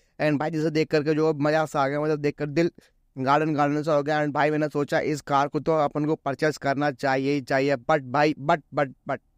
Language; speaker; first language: Hindi; native; Hindi